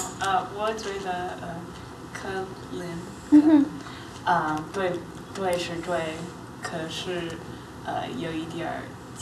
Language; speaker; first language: Chinese; non-native, learner; English